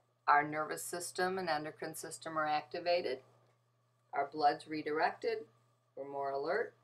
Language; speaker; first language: English; native; English